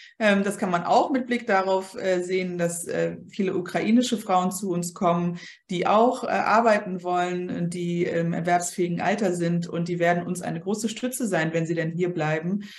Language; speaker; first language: German; early bilingual, other home language; Polish